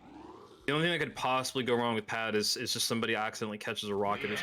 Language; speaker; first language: English; native; English